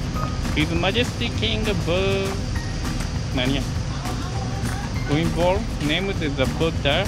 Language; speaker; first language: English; non-native, learner; Japanese